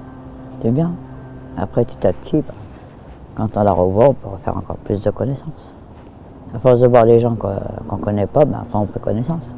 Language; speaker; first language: French; native; French